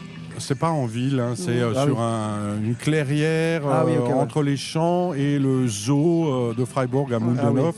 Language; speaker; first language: French; native; French